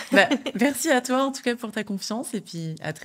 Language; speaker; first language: French; native; French